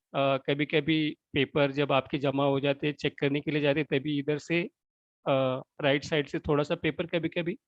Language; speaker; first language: Hindi; non-native, local second language; Marathi